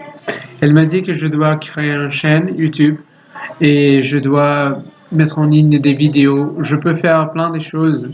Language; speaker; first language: French; non-native, learner; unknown